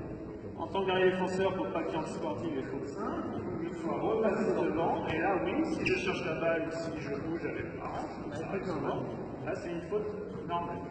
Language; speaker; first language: French; native; French